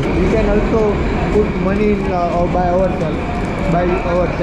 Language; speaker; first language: English; non-native, local second language; Hindi